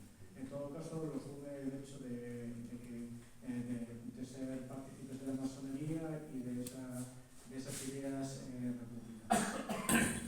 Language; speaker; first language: Spanish; native; Spanish